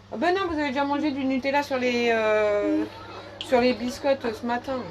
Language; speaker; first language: French; native; French